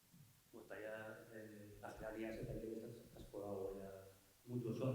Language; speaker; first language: Basque; non-native, local second language; Spanish